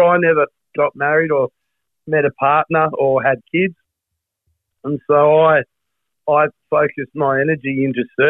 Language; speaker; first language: English; native; English